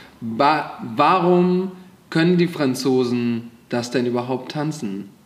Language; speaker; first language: German; native; German